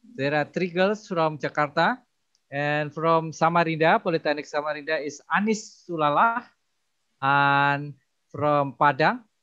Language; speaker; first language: English; non-native, fluent; Indonesian